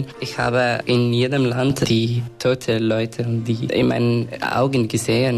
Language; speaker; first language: German; non-native, learner; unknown